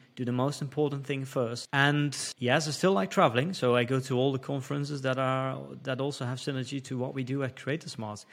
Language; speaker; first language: English; non-native, fluent; Dutch